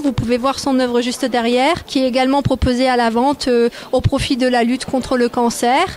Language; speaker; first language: French; native; French